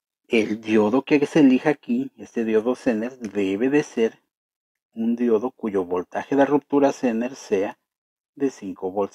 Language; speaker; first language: Spanish; native; Spanish